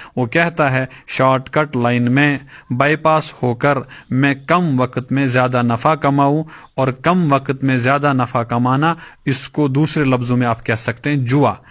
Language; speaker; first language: Urdu; non-native, local second language; Kashmiri